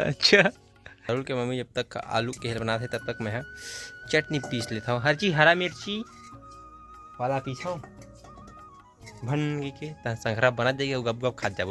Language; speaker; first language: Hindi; non-native, local second language; Chhattisgarhi